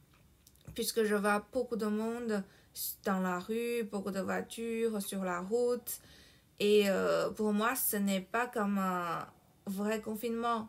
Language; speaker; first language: French; non-native, fluent; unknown